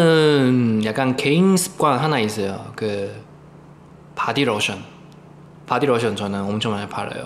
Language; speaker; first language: Korean; non-native, fluent; Chinese